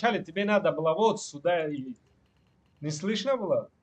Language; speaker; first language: Russian; non-native, local second language; Tajik